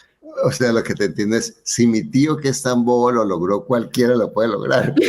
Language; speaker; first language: Spanish; native; Spanish